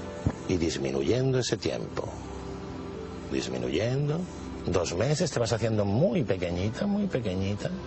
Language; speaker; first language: Spanish; native; Spanish